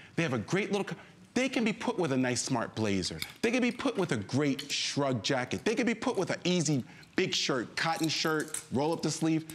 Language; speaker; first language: English; native; English